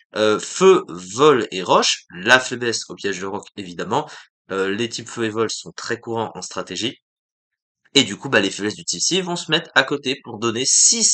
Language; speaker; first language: French; native; French